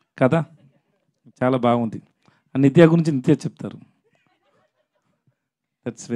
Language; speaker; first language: Telugu; non-native, learner; Tamil